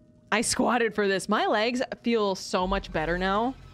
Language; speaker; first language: English; native; English